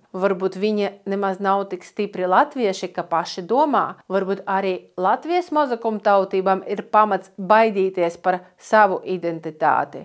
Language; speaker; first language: Latvian; non-native, local second language; Russian